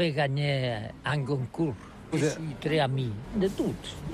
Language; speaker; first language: French; non-native, learner; Catalan